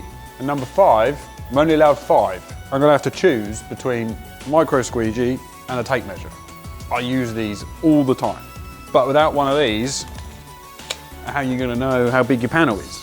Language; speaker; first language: English; native; English